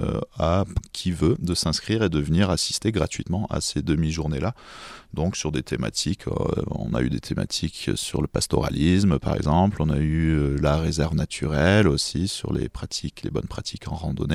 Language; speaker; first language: French; native; French